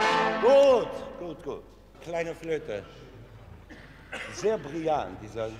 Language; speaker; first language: German; non-native, fluent; English